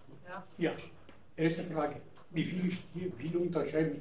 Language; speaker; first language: German; non-native, learner; Arabic